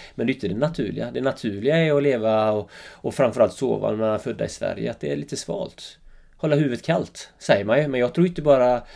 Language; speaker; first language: Swedish; native; Swedish